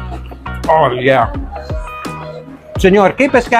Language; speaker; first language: Spanish; non-native, learner; English